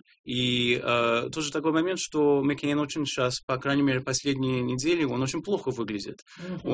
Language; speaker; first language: Russian; non-native, fluent; English